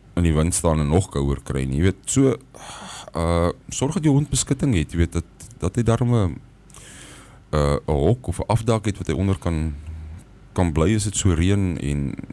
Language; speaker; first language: Afrikaans; native; Afrikaans